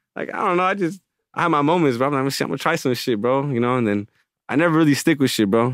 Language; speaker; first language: English; native; English